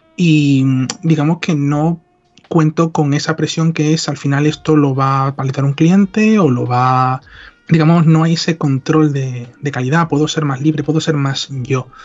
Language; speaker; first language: Spanish; native; Spanish